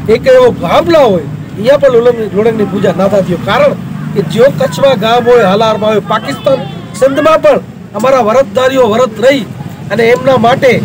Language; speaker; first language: Gujarati; non-native, local second language; Kachhi